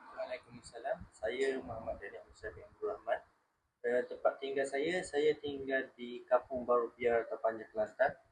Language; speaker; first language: Malay; native; Malay